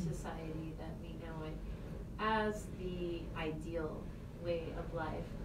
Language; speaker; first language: English; native; English